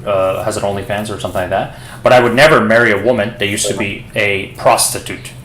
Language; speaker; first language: English; early bilingual, other home language; Persian